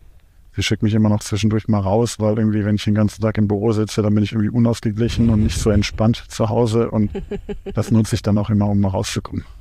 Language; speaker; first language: German; native; German